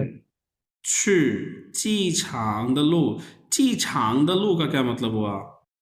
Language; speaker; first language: Chinese; non-native, fluent; Urdu